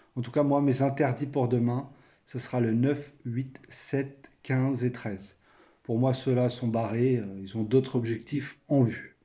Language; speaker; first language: French; native; French